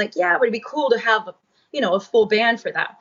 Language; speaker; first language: English; non-native, fluent; French